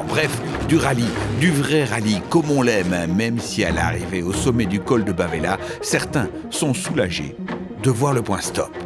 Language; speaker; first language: French; native; French